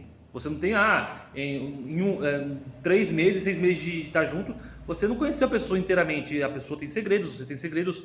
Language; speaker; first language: Portuguese; native; Portuguese